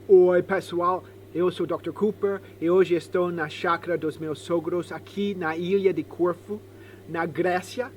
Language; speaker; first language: Portuguese; non-native, fluent; English